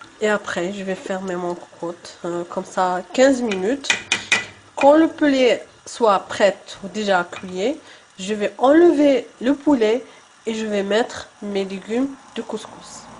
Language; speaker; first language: French; non-native, local second language; Arabic